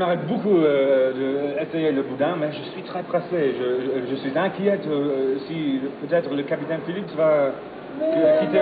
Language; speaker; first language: French; non-native, fluent; English